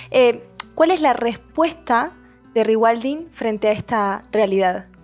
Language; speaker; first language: Spanish; native; Spanish